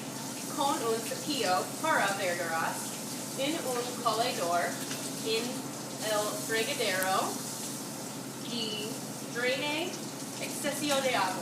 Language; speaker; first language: Spanish; non-native, learner; English